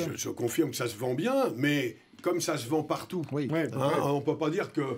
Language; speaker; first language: French; native; French